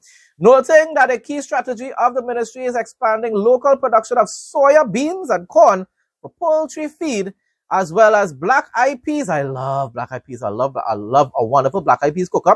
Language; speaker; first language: English; native; English